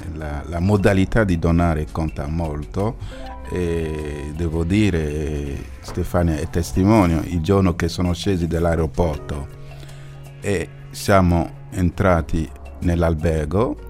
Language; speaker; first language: Italian; non-native, fluent; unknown